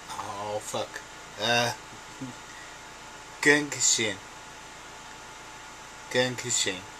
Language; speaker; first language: German; non-native, learner; English